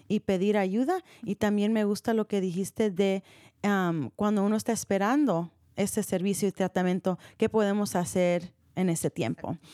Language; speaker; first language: Spanish; early bilingual, heritage; Spanish